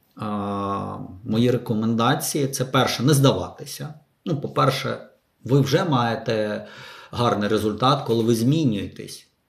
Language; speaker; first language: Ukrainian; non-native, local second language; Russian